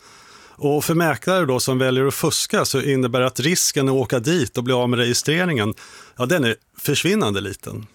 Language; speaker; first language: Swedish; native; Swedish